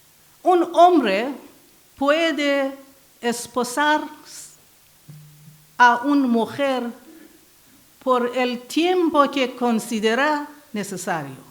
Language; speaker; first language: Spanish; non-native, learner; Persian